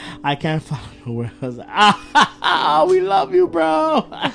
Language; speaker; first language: English; early bilingual, other home language; Spanish